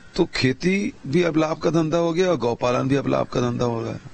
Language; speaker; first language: Hindi; native; Hindi